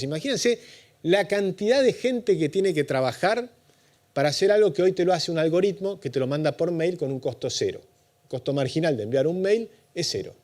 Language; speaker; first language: Spanish; native; Spanish